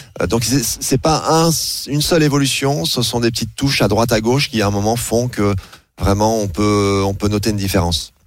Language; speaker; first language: French; native; French